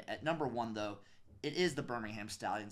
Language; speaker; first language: English; native; English